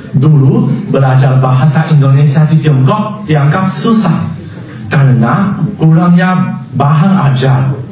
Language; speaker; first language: Indonesian; non-native, learner; Chinese